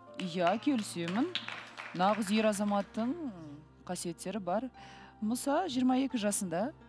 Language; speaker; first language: Kazakh; native; Kazakh